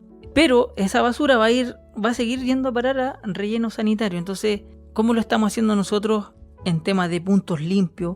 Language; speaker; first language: Spanish; native; Spanish